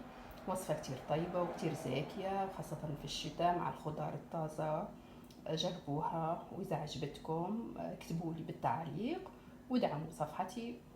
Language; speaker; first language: Arabic; native; Arabic